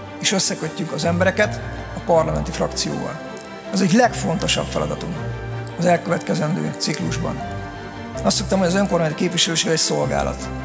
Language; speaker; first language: Hungarian; native; Hungarian